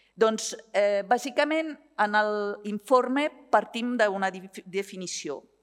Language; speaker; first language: Catalan; non-native, fluent; Italian